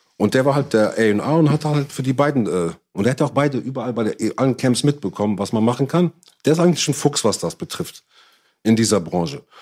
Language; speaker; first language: German; early bilingual, other home language; Arabic